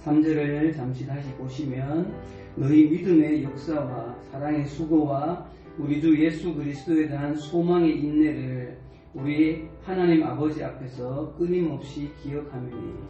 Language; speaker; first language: Korean; native; Korean